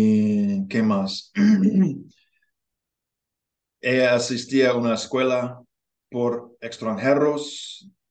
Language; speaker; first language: Spanish; non-native, learner; English